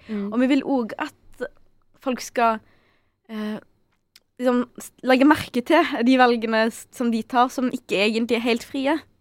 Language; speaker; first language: Norwegian; early bilingual, other home language; Arabic